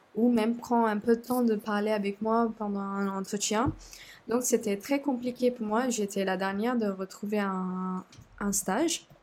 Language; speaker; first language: French; non-native, fluent; Sinhala